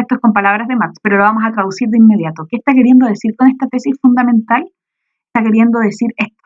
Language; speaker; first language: Spanish; native; Spanish